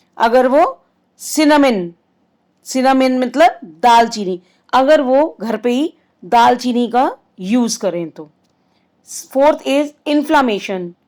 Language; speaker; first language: Hindi; native; Hindi